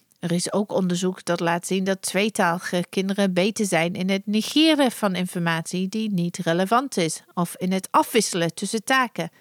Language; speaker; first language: Dutch; non-native, fluent; English